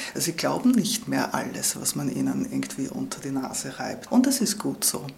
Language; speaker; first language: German; native; German